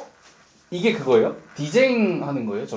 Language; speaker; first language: Korean; native; Korean